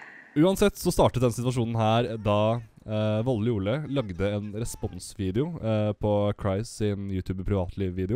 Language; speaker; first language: Norwegian; native; Norwegian